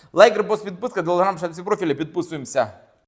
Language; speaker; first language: Ukrainian; native; Ukrainian